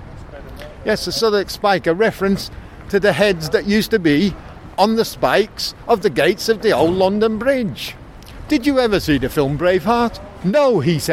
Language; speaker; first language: English; native; English